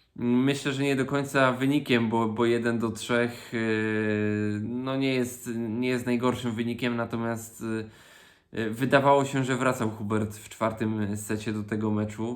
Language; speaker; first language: Polish; native; Polish